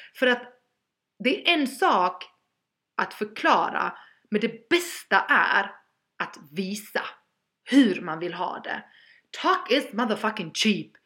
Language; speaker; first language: Swedish; early bilingual, other home language; Albanian